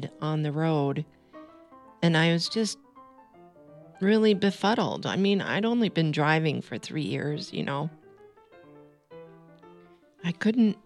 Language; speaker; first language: English; native; English